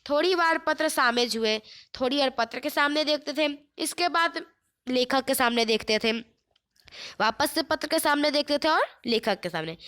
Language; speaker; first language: Hindi; non-native, local second language; Gujarati